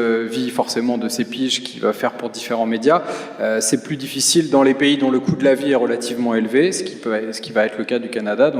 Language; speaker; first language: French; native; French